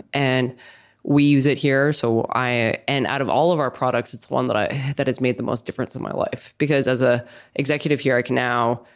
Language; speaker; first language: English; native; English